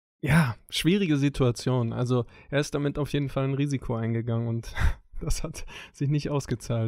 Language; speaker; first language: German; native; German